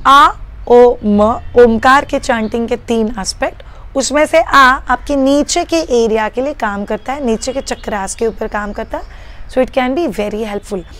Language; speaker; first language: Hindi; non-native, local second language; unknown